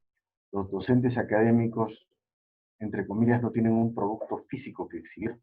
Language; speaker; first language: Spanish; native; Spanish